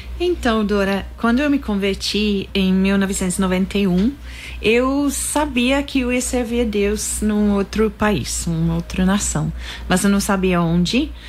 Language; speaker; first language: Portuguese; non-native, fluent; English